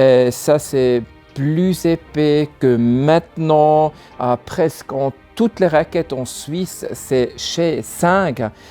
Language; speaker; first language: French; non-native, learner; German